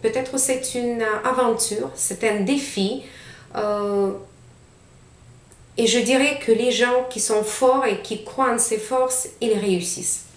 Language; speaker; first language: French; non-native, fluent; Romanian